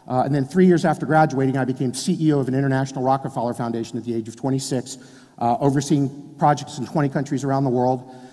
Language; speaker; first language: English; native; English